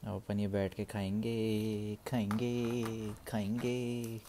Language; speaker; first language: Hindi; native; Hindi